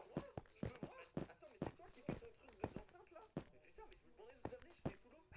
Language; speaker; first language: French; native; French